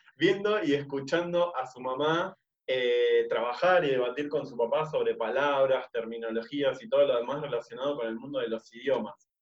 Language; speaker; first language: Spanish; native; Spanish